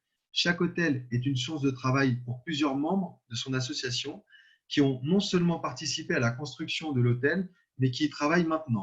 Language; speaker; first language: French; native; French